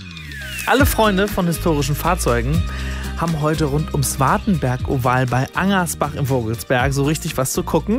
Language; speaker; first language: German; native; German